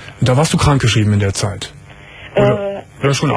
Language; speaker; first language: German; native; German